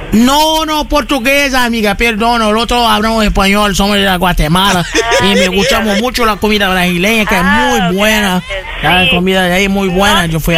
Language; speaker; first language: Spanish; non-native, learner; Portuguese